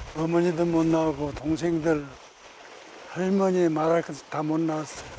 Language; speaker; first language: Korean; native; Korean